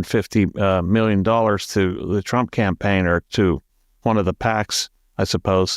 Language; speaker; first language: English; native; English